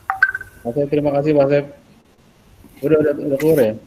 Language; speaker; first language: Indonesian; native; Indonesian